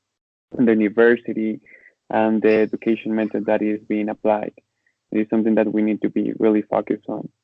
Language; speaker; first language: English; non-native, fluent; Spanish